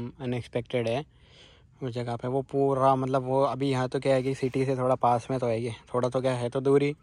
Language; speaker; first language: Hindi; native; Hindi